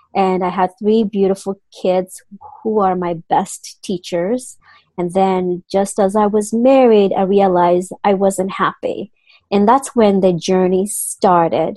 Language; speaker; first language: English; non-native, fluent; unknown